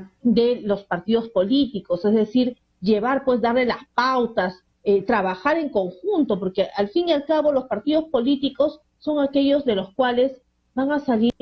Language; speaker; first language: Spanish; native; Spanish